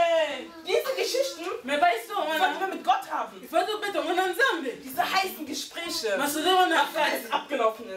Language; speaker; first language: German; early bilingual, heritage; Lingala